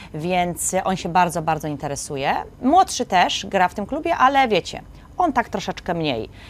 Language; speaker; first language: Polish; native; Polish